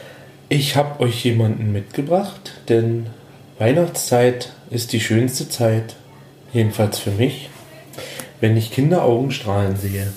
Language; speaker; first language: German; native; German